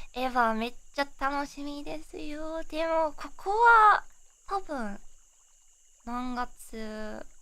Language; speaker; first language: Japanese; non-native, learner; English